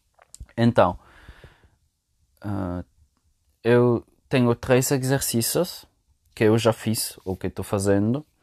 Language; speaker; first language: Portuguese; non-native, fluent; Italian